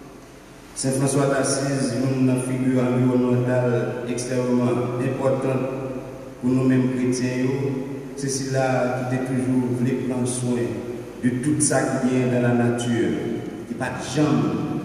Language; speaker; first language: French; non-native, local second language; Haitian Creole